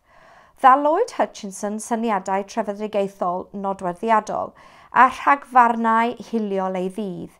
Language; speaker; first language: Welsh; non-native, fluent; English